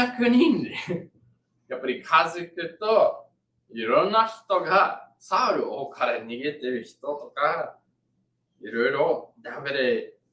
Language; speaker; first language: Japanese; non-native, learner; English